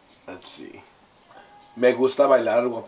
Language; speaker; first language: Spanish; early bilingual, heritage; Spanish